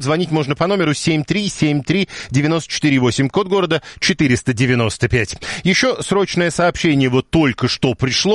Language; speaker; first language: Russian; native; Russian